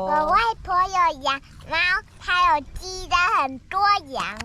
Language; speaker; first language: Chinese; early bilingual, heritage; Chinese